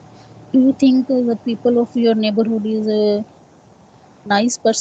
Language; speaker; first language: English; non-native, learner; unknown